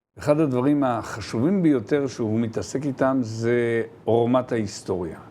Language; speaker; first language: Hebrew; native; Hebrew